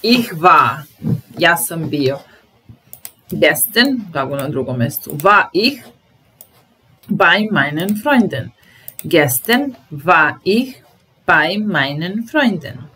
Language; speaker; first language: German; non-native, fluent; Serbian